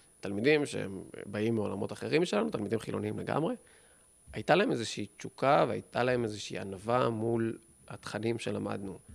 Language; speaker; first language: Hebrew; native; Hebrew